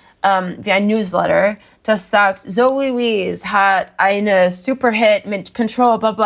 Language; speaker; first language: German; non-native, learner; English